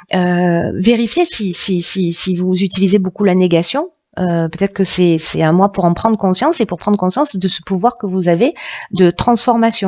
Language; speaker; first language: French; native; French